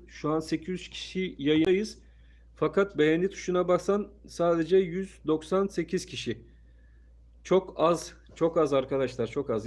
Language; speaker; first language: Turkish; native; Turkish